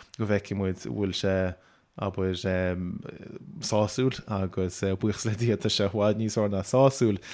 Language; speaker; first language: Irish; native; Irish